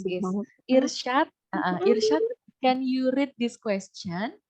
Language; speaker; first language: English; non-native, fluent; Indonesian